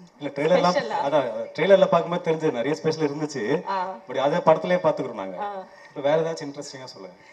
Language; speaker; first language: Tamil; native; Tamil